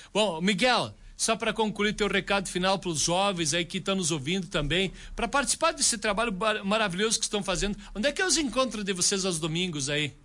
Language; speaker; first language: Portuguese; native; Portuguese